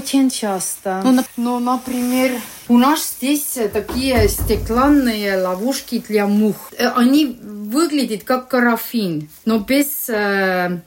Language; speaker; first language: Russian; non-native, learner; Estonian